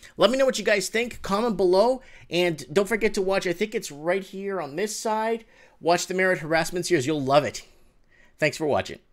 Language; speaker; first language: English; native; English